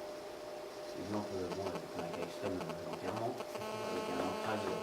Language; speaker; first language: French; native; French